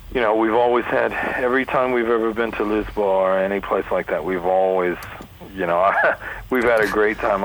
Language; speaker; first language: English; native; English